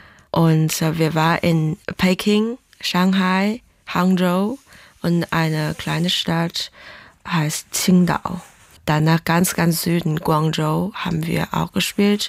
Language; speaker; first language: German; non-native, fluent; Chinese